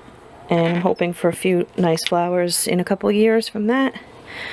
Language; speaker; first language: English; native; English